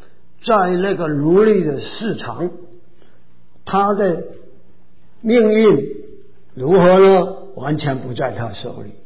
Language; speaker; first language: Chinese; native; Chinese